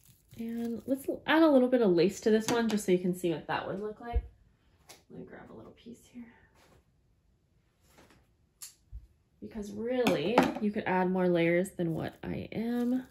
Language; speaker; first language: English; native; English